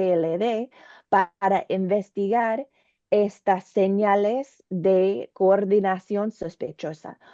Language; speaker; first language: Spanish; non-native, learner; English